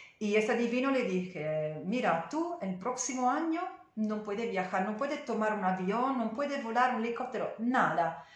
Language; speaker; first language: Spanish; non-native, fluent; Italian